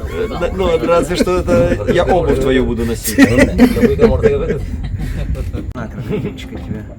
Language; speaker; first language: Russian; native; Russian